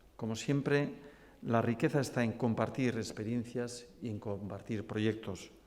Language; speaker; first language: Spanish; non-native, local second language; Basque